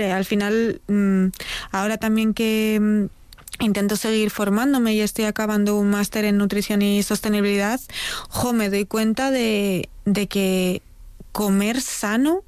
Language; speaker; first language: Spanish; native; Spanish